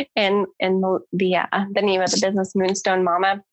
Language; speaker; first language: English; native; English